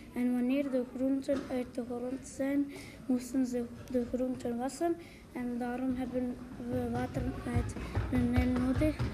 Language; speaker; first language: Dutch; non-native, local second language; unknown